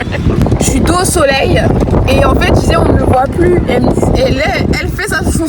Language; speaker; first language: French; native; French